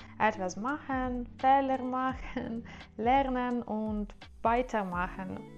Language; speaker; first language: German; non-native, learner; Ukrainian